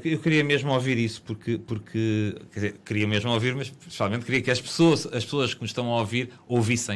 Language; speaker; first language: Portuguese; native; Portuguese